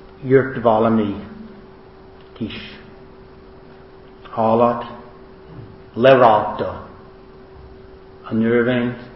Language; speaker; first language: Hungarian; non-native, fluent; English